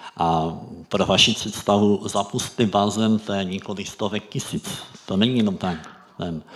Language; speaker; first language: Czech; native; Czech